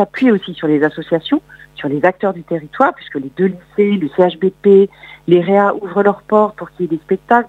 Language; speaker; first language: French; native; French